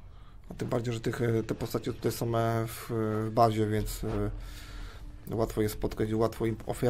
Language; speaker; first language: Polish; native; Polish